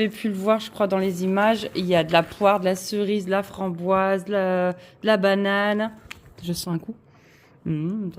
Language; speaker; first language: French; native; French